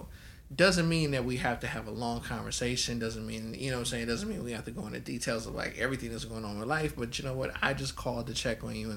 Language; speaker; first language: English; native; English